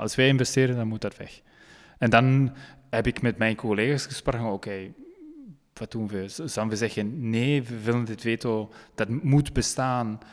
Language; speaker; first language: Dutch; non-native, local second language; French